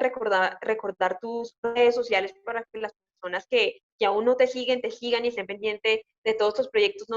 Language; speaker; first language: Spanish; native; Spanish